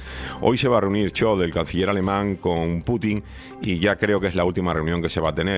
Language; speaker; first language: Spanish; native; Spanish